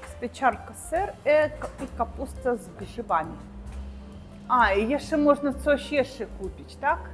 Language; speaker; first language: Polish; non-native, learner; Russian